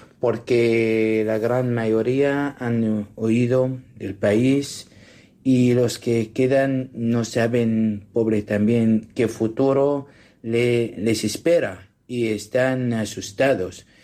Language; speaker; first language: Spanish; non-native, learner; Assyrian Neo-Aramaic